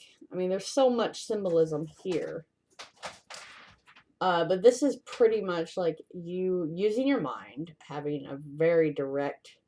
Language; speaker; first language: English; native; English